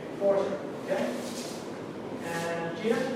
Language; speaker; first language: English; native; English